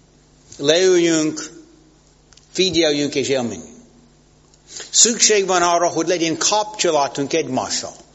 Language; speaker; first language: Hungarian; non-native, fluent; English